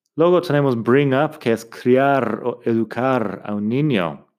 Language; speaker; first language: Spanish; non-native, fluent; English